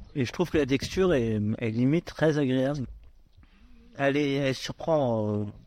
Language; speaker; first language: French; native; French